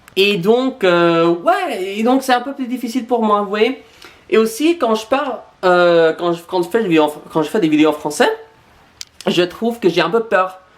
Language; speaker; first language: French; non-native, fluent; English